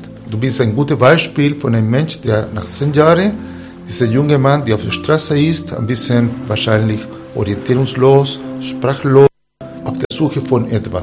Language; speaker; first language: German; non-native, fluent; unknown